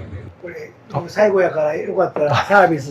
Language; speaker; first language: Japanese; native; Japanese